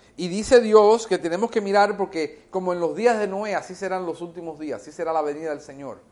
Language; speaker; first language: Spanish; early bilingual, heritage; Spanish